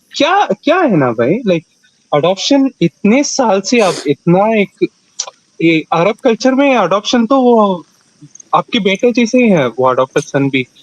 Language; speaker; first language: Hindi; non-native, local second language; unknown